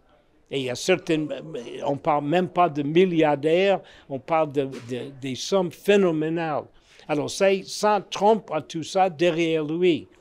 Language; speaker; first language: French; non-native, fluent; English